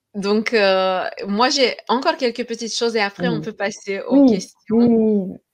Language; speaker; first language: French; non-native, fluent; Romanian